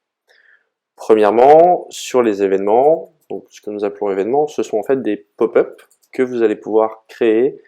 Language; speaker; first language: French; native; French